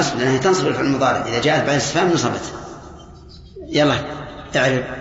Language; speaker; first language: Arabic; native; Arabic